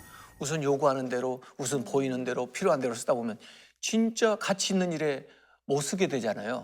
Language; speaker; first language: Korean; native; Korean